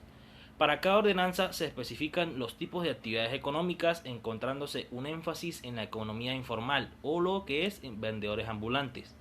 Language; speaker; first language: Spanish; native; Spanish